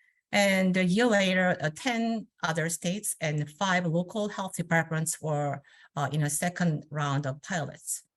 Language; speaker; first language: English; non-native, fluent; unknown